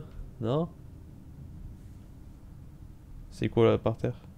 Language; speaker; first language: French; native; French